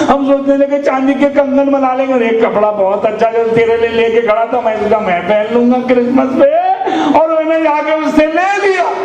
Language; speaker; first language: Urdu; native; Urdu